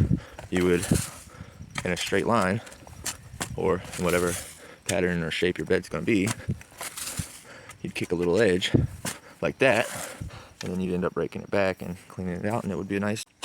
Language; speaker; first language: English; native; English